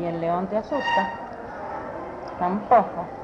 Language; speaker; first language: Spanish; native; Spanish